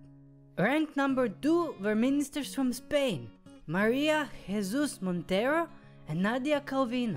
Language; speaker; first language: English; non-native, fluent; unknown